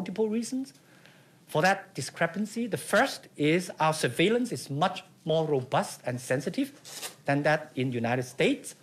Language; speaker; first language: English; non-native, local second language; Chinese